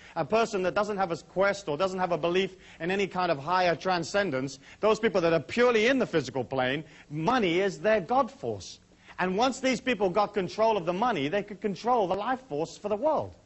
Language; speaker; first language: English; native; English